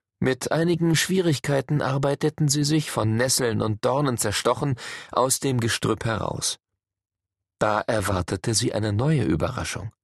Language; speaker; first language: German; native; German